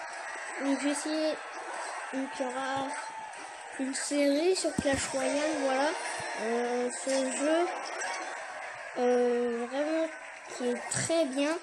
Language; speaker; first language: French; native; French